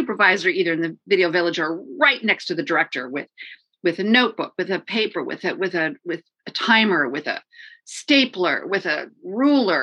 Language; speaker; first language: English; native; English